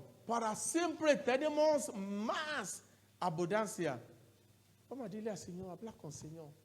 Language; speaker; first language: Spanish; non-native, learner; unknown